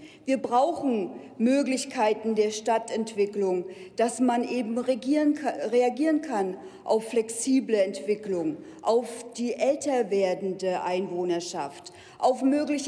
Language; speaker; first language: German; native; German